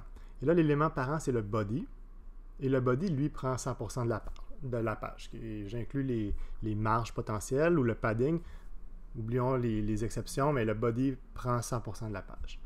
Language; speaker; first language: French; native; French